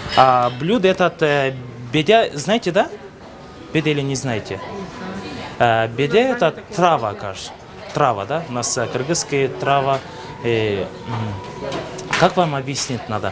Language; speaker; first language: Russian; non-native, local second language; Kyrgyz